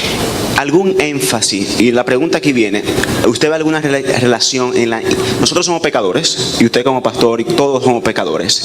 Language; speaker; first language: Spanish; native; Spanish